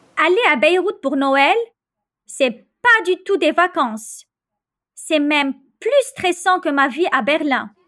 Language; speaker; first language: French; non-native, local second language; Arabic